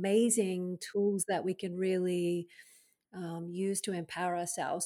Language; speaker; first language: English; native; English